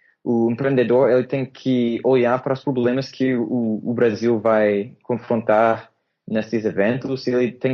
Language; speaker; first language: Portuguese; non-native, fluent; English